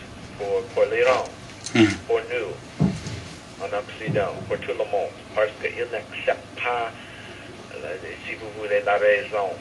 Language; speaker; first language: French; non-native, learner; English